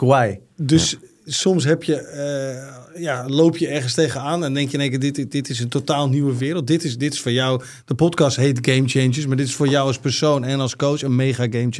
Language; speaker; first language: Dutch; native; Dutch